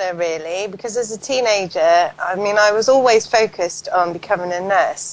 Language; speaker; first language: English; native; English